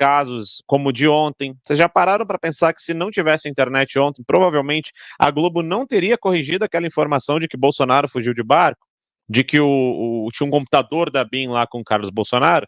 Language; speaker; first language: Portuguese; native; Portuguese